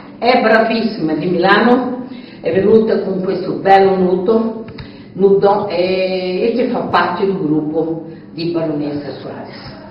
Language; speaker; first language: Italian; non-native, fluent; Portuguese